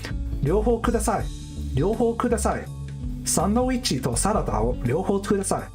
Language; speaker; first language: Japanese; non-native, learner; English